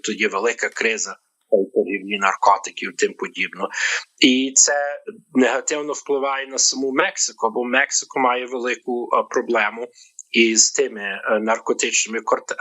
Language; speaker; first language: Ukrainian; early bilingual, heritage; Ukrainian